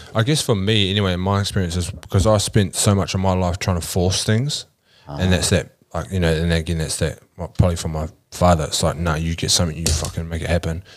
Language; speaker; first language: English; native; English